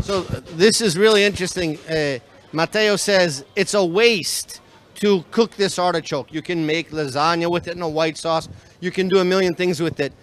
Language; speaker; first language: English; native; English